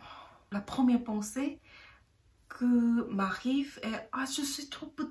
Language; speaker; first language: French; non-native, learner; Korean